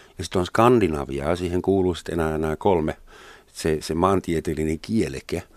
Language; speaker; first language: Finnish; non-native, fluent; German